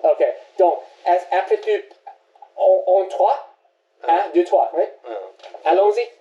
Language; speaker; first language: French; non-native, learner; English